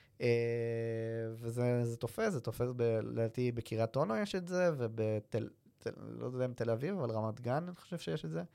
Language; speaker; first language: Hebrew; native; Hebrew